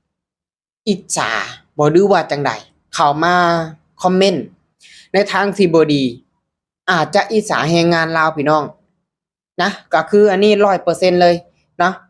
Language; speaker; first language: Thai; non-native, local second language; Lao